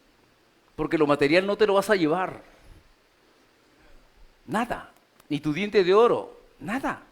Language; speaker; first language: Spanish; native; Spanish